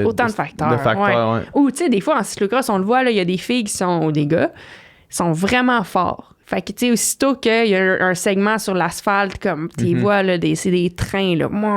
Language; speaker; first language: French; native; French